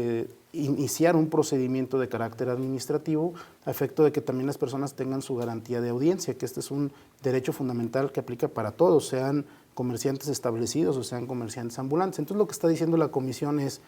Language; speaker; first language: Spanish; native; Spanish